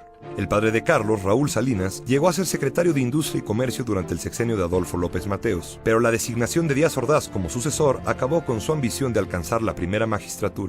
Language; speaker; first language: Spanish; native; Spanish